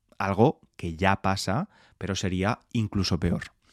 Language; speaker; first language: Spanish; native; Spanish